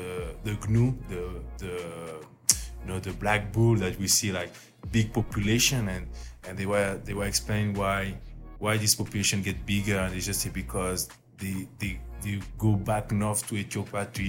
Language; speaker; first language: English; non-native, learner; French